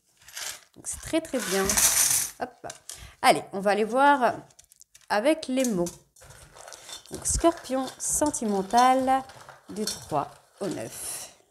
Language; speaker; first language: French; native; French